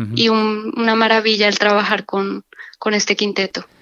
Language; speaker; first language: Spanish; native; Spanish